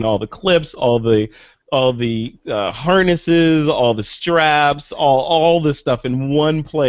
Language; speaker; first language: English; native; English